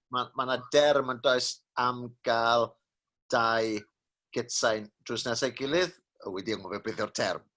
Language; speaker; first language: Welsh; native; Welsh